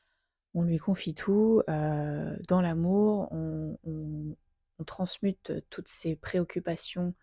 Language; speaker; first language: French; native; French